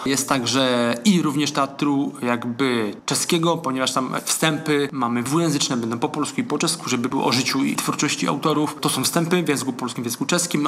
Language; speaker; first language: Polish; native; Polish